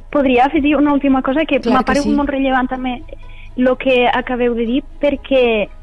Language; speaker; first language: Catalan; native; Catalan